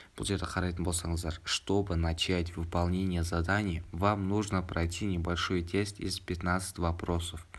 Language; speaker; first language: Russian; non-native, local second language; Kazakh